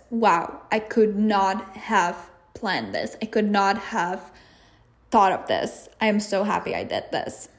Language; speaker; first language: English; non-native, fluent; Czech